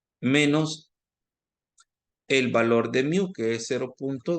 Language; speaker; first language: Spanish; native; Spanish